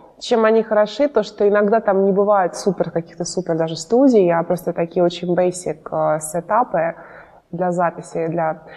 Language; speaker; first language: Russian; native; Russian